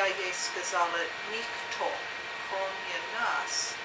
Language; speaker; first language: Russian; non-native, learner; English